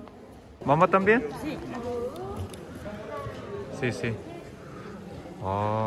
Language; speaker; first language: Spanish; non-native, learner; Korean